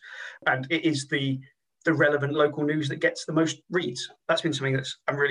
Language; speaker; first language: English; native; English